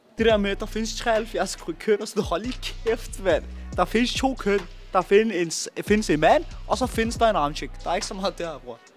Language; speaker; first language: Danish; early bilingual, other home language; Turkish